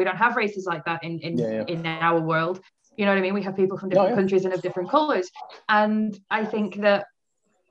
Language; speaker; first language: English; native; English